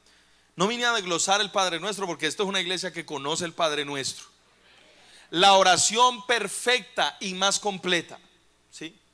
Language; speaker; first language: Spanish; native; Spanish